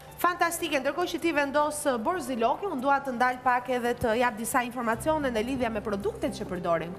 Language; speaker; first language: Albanian; native; Albanian